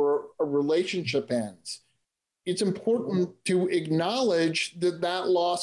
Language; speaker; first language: English; native; English